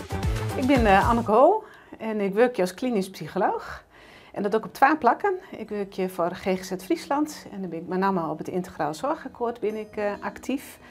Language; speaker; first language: Dutch; non-native, local second language; Western Frisian